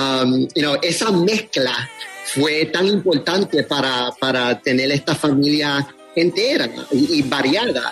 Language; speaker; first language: Spanish; early bilingual, heritage; Spanish